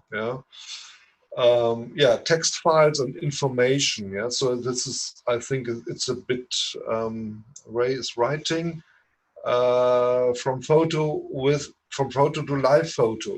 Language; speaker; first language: English; non-native, fluent; German